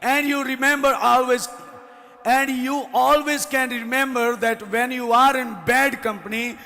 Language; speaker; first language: English; non-native, local second language; Punjabi